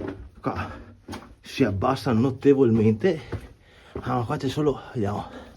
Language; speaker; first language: Italian; native; Italian